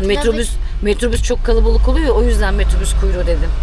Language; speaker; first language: Turkish; native; Turkish